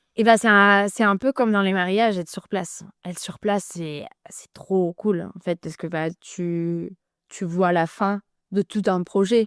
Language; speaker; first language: French; non-native, fluent; Spanish